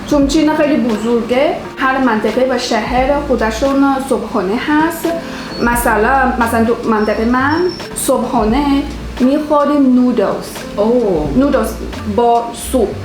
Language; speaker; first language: Persian; non-native, learner; Chinese